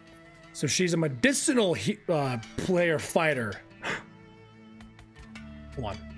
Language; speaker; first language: English; native; English